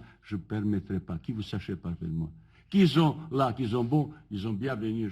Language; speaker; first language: French; non-native, fluent; Bosnian